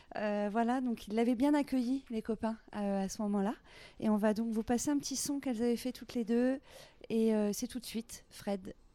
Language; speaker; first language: French; native; French